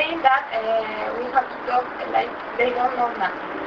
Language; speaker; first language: English; non-native, local second language; Spanish